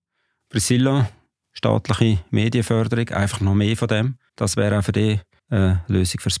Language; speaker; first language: German; native; German